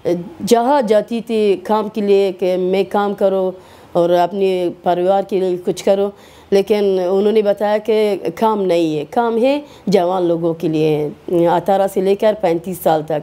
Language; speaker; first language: Hindi; non-native, learner; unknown